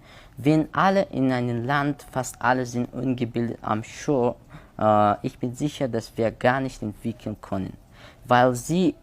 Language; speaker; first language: German; non-native, learner; Persian